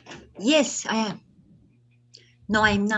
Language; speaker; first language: English; non-native, learner; Turkish